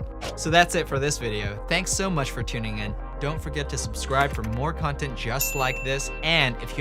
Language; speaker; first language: English; native; English